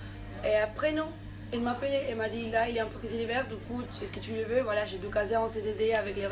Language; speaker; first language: French; non-native, fluent; Spanish